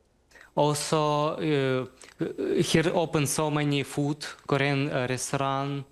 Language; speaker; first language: English; non-native, learner; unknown